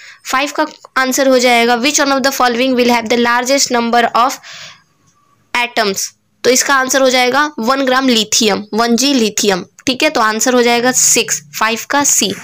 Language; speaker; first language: Hindi; native; Hindi